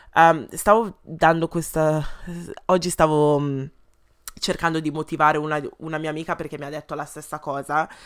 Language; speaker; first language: Italian; early bilingual, other home language; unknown